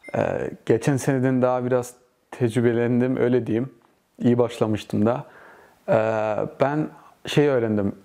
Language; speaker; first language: Turkish; early bilingual, heritage; Turkish